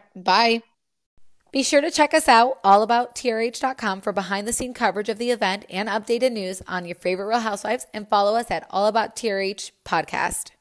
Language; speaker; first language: English; native; English